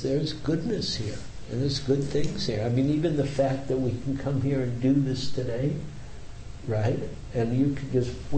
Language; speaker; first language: English; native; English